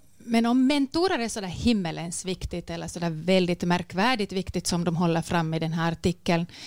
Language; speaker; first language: Swedish; native; Swedish